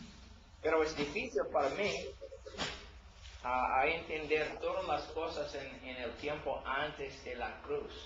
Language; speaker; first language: Spanish; non-native, learner; English